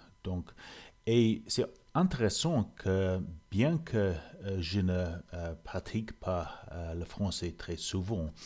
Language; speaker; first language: French; non-native, learner; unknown